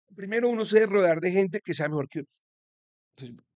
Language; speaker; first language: Spanish; native; Spanish